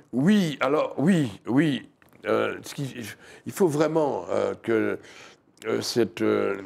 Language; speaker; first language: French; native; French